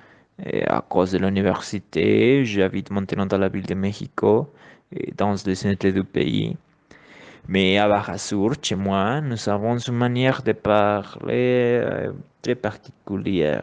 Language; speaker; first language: French; non-native, learner; Spanish